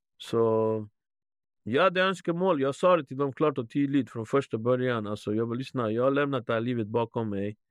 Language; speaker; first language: Swedish; early bilingual, other home language; Spanish